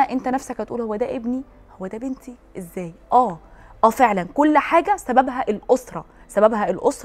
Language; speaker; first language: Arabic; native; Arabic